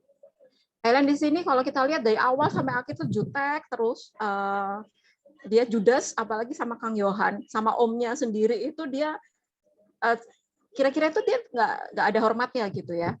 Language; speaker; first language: Indonesian; native; Indonesian